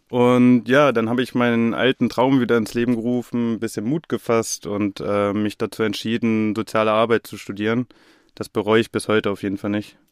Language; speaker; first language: German; native; German